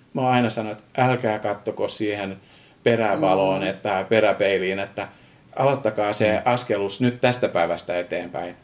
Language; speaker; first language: Finnish; non-native, fluent; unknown